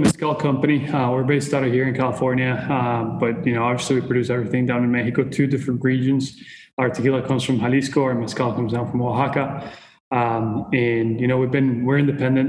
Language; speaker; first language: English; non-native, fluent; Spanish